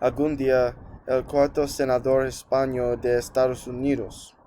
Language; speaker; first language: Spanish; non-native, learner; English